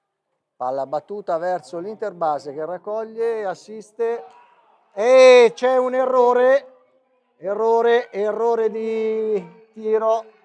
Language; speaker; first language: Italian; native; Italian